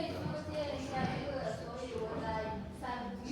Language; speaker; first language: Chinese; non-native, learner; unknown